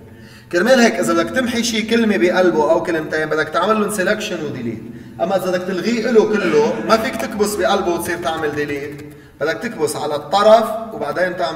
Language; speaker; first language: Arabic; native; Arabic